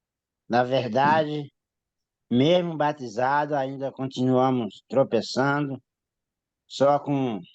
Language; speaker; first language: Portuguese; native; Portuguese